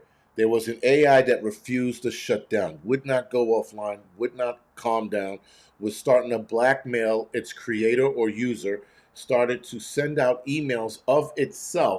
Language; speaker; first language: English; native; English